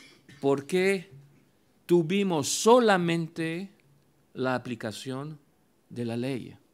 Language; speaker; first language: Spanish; non-native, fluent; French